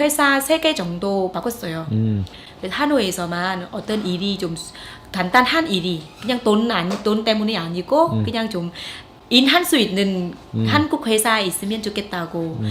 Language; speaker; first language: Korean; non-native, fluent; Vietnamese